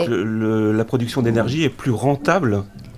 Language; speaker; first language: French; native; French